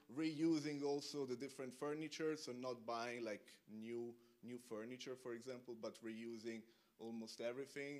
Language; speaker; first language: English; non-native, fluent; Italian